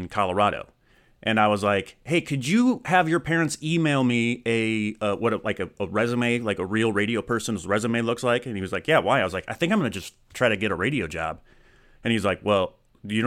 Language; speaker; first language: English; native; English